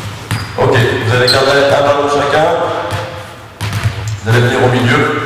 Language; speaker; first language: French; native; French